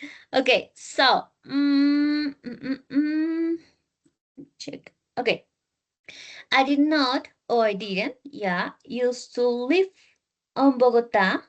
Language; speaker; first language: English; non-native, learner; Spanish